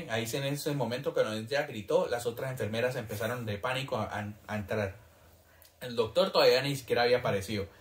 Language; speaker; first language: Spanish; early bilingual, heritage; Spanish